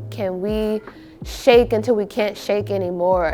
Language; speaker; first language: English; native; English